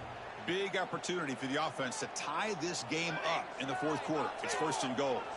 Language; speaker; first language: English; native; English